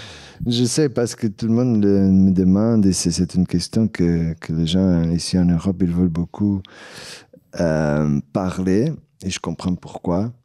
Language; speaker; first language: French; non-native, fluent; Portuguese